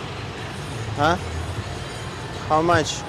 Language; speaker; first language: English; non-native, learner; Russian